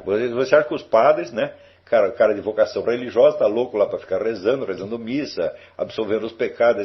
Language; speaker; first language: Portuguese; native; Portuguese